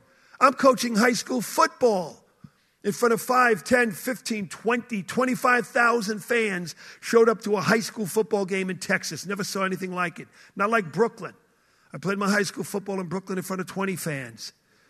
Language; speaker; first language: English; native; English